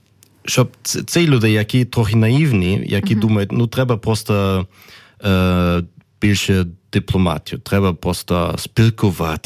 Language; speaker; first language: Ukrainian; non-native, learner; German